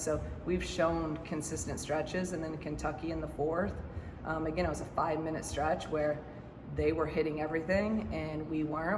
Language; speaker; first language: English; native; English